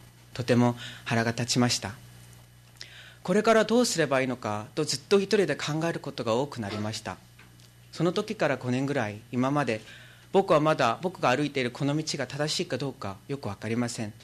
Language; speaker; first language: Japanese; non-native, learner; Korean